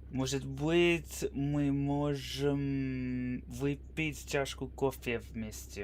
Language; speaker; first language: Russian; non-native, learner; English